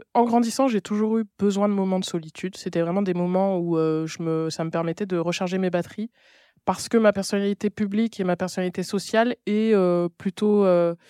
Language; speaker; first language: French; native; French